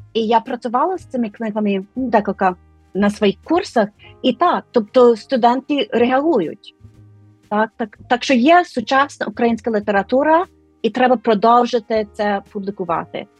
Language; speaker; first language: Ukrainian; non-native, fluent; English